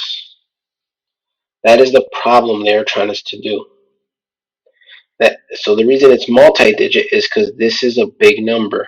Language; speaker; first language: English; native; English